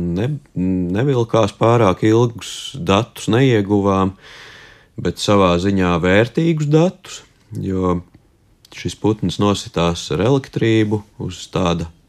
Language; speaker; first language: Latvian; native; Latvian